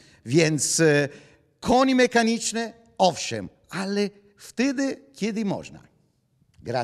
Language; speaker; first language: Polish; non-native, fluent; Italian